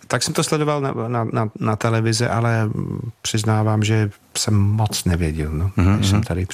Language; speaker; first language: Czech; non-native, fluent; English